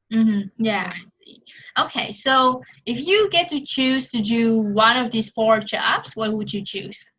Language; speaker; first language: English; non-native, fluent; Vietnamese